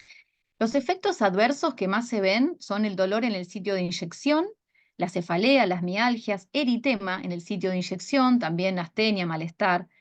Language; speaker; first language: Spanish; native; Spanish